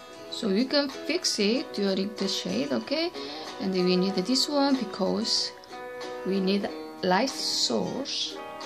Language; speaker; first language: English; non-native, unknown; Korean